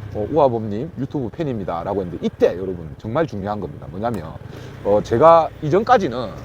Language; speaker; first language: Korean; native; Korean